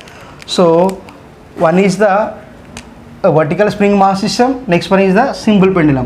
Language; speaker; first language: English; non-native, local second language; Telugu